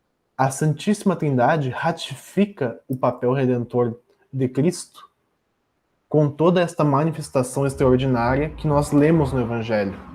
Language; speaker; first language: Portuguese; native; Portuguese